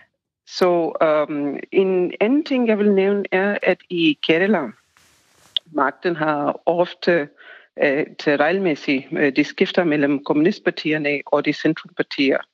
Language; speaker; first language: Danish; non-native, fluent; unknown